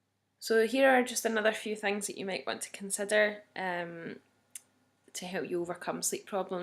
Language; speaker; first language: English; native; English